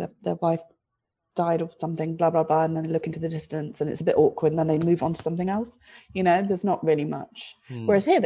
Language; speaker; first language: English; native; English